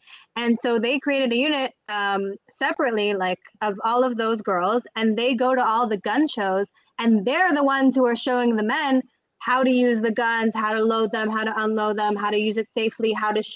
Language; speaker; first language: English; native; English